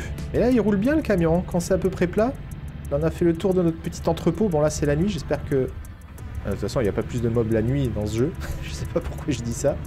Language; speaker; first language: French; native; French